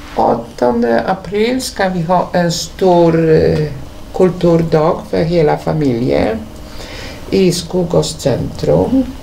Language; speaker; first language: Swedish; non-native, fluent; Polish